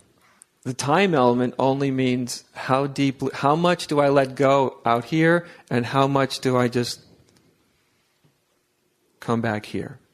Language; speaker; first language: English; native; English